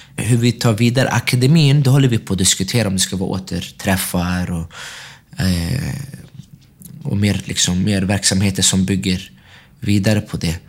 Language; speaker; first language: Swedish; early bilingual, other home language; Arabic